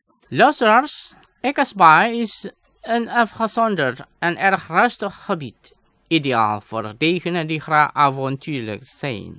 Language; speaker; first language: Dutch; non-native, learner; Indonesian